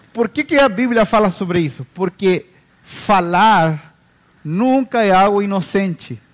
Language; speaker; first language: Portuguese; non-native, fluent; Spanish